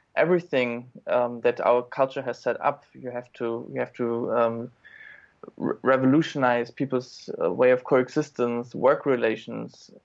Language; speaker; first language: English; non-native, fluent; German